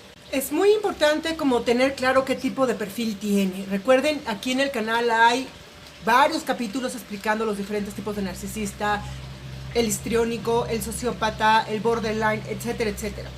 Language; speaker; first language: Spanish; native; Spanish